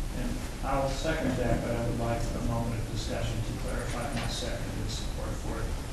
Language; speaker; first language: English; native; English